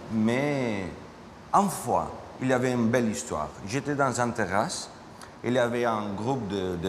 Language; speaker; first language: French; non-native, learner; Spanish